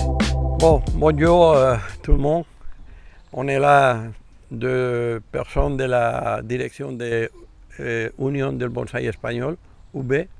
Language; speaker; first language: French; non-native, fluent; Spanish